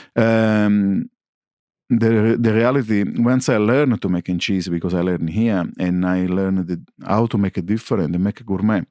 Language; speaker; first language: English; non-native, learner; Italian